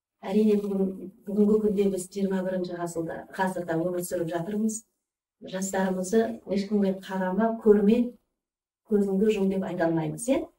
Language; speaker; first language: Kazakh; early bilingual, heritage; Kazakh